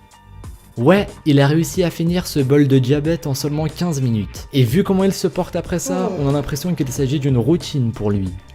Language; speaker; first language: French; native; French